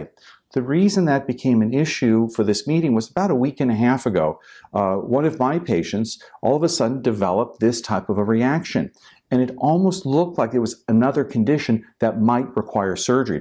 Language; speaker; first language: English; native; English